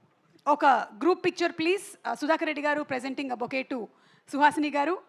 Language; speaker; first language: Telugu; native; Telugu